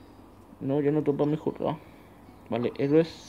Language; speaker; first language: Spanish; native; Spanish